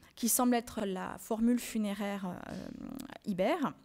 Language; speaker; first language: French; native; French